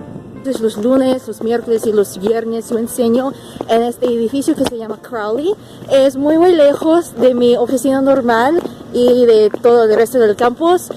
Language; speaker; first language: Spanish; non-native, fluent; English